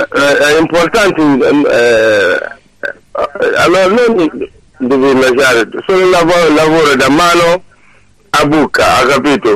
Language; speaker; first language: Italian; non-native, learner; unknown